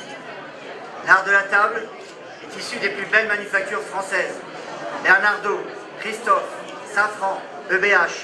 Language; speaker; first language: French; native; French